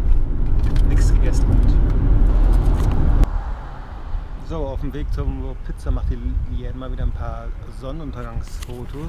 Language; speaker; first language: German; native; German